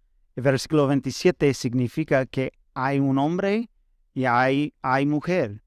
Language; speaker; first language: Spanish; non-native, fluent; English